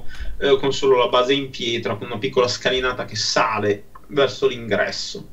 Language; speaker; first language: Italian; native; Italian